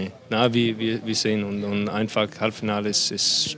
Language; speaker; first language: German; non-native, learner; Danish